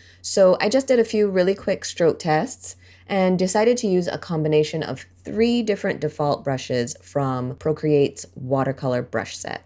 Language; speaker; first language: English; native; English